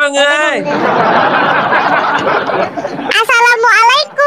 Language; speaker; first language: Vietnamese; non-native, learner; Indonesian